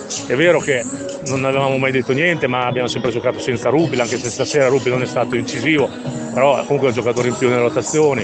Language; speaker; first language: Italian; native; Italian